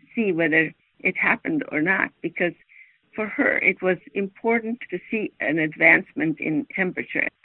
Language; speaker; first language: English; non-native, fluent; Swedish